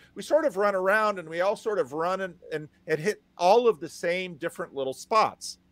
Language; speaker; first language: English; native; English